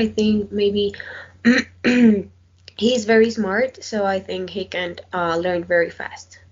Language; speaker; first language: English; non-native, learner; Spanish